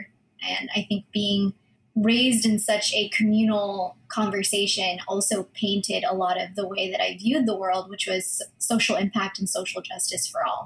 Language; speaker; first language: English; early bilingual, other home language; Filipino